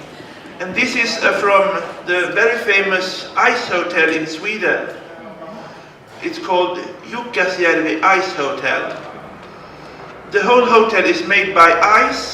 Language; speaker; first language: English; non-native, learner; Swedish